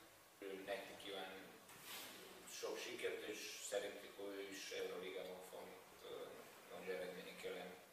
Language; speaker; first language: Hungarian; non-native, learner; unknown